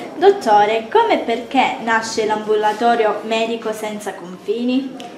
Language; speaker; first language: Italian; native; Italian